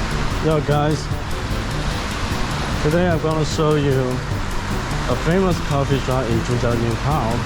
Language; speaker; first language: English; non-native, fluent; Chinese